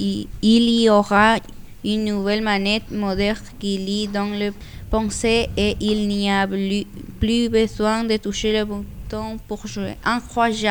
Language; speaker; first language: French; non-native, learner; Spanish